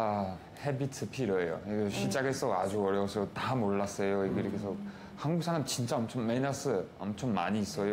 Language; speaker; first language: Korean; non-native, learner; French